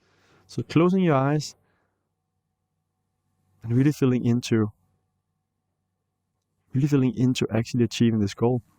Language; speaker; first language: English; non-native, fluent; Danish